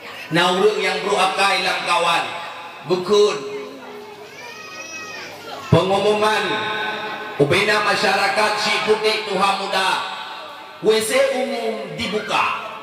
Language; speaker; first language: Indonesian; non-native, local second language; Achinese